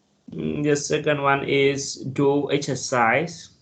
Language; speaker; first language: English; non-native, learner; Vietnamese